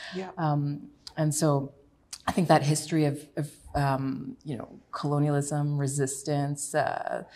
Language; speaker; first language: English; native; English